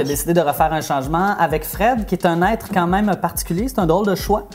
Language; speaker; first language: French; native; French